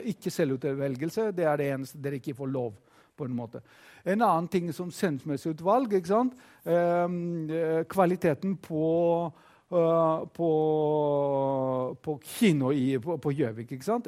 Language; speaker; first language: Norwegian; non-native, fluent; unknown